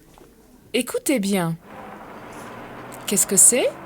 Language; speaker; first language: French; non-native, fluent; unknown